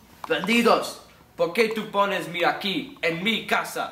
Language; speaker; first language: Spanish; non-native, learner; English